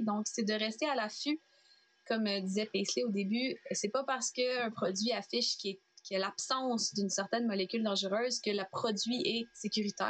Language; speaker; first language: French; native; French